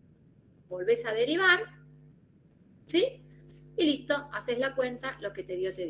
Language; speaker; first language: Spanish; native; Spanish